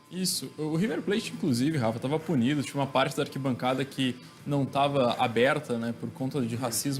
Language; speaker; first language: Portuguese; native; Portuguese